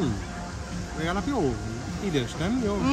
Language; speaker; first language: Hungarian; non-native, learner; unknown